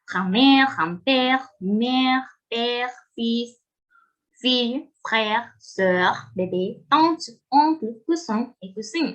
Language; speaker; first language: French; non-native, fluent; Spanish